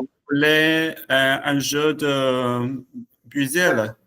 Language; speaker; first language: French; non-native, learner; Chinese